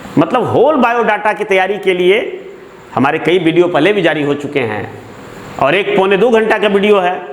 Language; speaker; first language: Hindi; native; Hindi